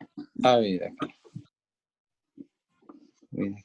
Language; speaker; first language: French; non-native, learner; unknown